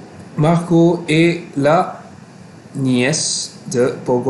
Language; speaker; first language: French; non-native, fluent; Malay